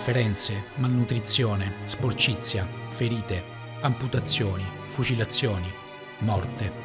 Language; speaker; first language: Italian; native; Italian